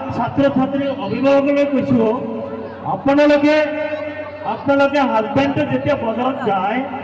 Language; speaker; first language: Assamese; non-native, local second language; Bangla